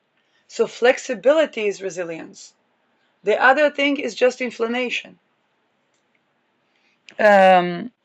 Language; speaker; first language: English; non-native, fluent; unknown